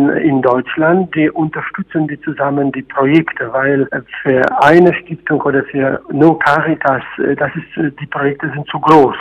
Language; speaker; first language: German; non-native, fluent; Polish